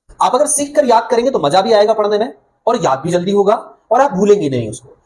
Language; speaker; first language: Hindi; native; Hindi